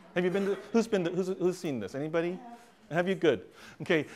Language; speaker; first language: English; native; English